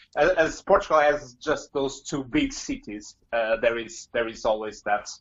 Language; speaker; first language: English; non-native, fluent; Portuguese